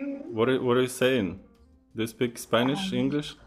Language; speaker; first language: English; non-native, fluent; Russian